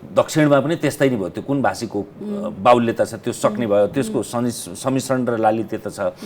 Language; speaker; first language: Nepali; native; Nepali